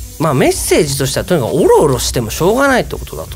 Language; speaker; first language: Japanese; native; Japanese